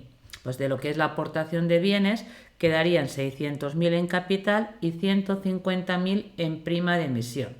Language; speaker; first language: Spanish; native; Spanish